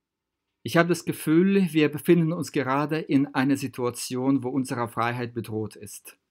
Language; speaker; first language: German; non-native, fluent; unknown